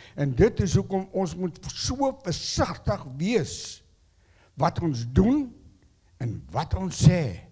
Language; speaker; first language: Afrikaans; non-native, local second language; English